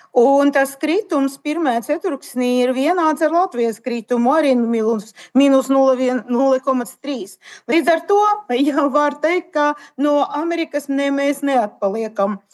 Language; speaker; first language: Latvian; non-native, local second language; Russian